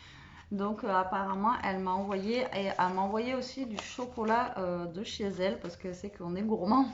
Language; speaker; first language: French; native; French